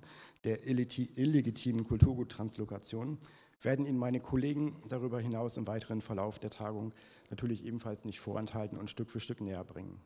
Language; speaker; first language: German; native; German